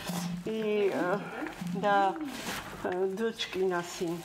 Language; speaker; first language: Russian; non-native, local second language; Ossetic